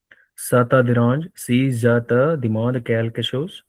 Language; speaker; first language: French; non-native, learner; Hindi